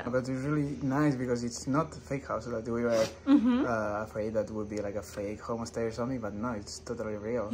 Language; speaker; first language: English; non-native, fluent; Spanish